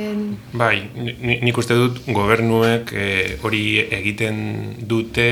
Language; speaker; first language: Basque; non-native, learner; Spanish